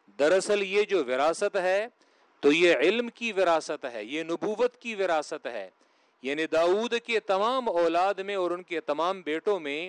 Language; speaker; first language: Urdu; non-native, local second language; Pashto